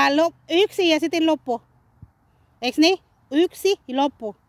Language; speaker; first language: Finnish; non-native, learner; Cebuano